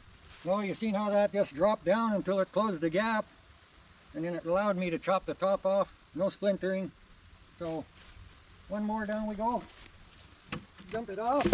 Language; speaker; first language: English; native; English